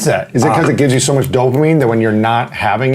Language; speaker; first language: English; native; English